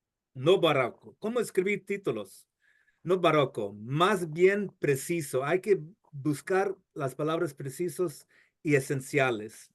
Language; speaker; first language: Spanish; non-native, fluent; English